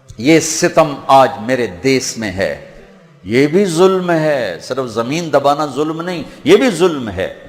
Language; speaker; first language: Urdu; non-native, local second language; Punjabi